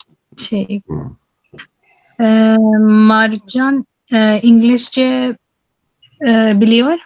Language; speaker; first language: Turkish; non-native, learner; Urdu